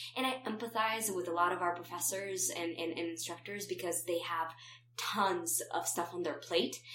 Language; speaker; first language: English; non-native, fluent; Romanian